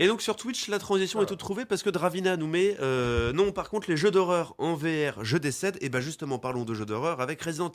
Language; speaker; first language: French; native; French